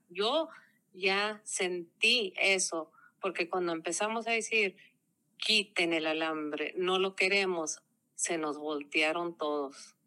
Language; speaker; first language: Spanish; early bilingual, heritage; Spanish